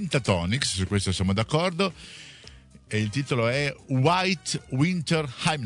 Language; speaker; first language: Italian; native; Italian